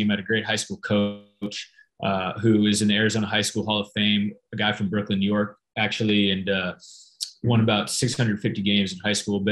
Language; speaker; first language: English; native; English